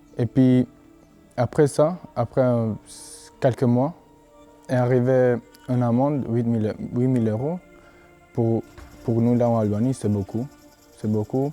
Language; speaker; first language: French; non-native, learner; Albanian